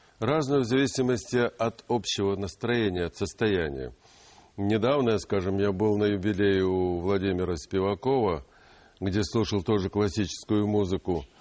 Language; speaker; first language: Russian; non-native, local second language; Ukrainian